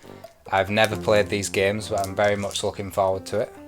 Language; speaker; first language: English; native; English